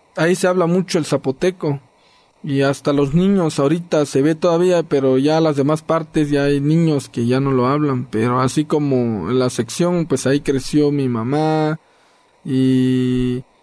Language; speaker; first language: Spanish; non-native, local second language; Zapotec